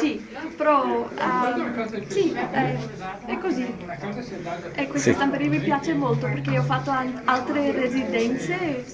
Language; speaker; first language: Italian; non-native, learner; English